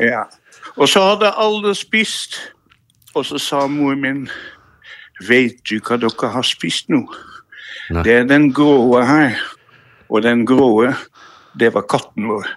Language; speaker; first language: Norwegian; non-native, fluent; Dutch